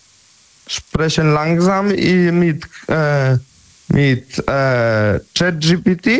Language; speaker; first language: German; non-native, learner; Polish